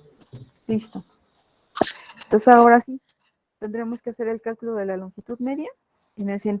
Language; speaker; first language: Spanish; native; Spanish